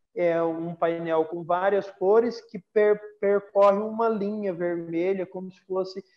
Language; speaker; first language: Portuguese; native; Portuguese